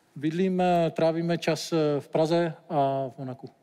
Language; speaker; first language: Czech; native; Czech